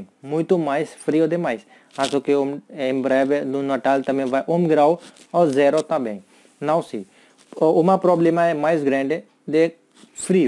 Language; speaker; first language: Portuguese; non-native, learner; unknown